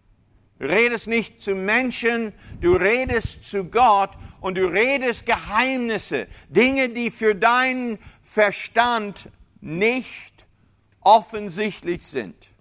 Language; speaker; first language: German; non-native, fluent; English